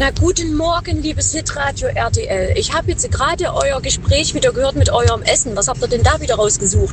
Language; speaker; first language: German; native; German